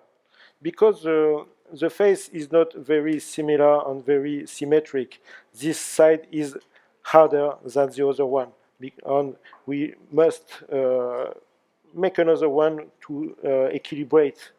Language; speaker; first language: English; non-native, learner; French